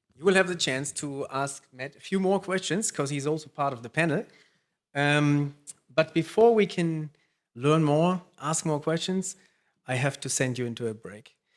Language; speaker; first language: English; non-native, fluent; German